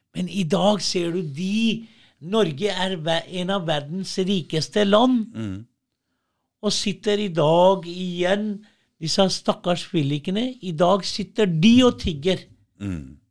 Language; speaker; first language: Norwegian; early bilingual, other home language; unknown